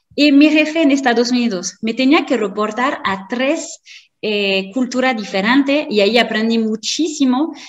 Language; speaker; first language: Spanish; non-native, fluent; French